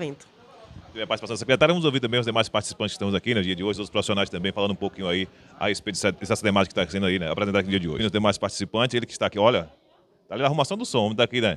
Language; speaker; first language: Portuguese; native; Portuguese